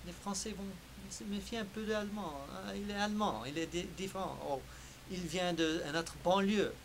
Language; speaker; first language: French; non-native, fluent; English